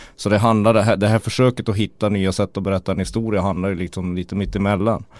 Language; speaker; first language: Swedish; native; Swedish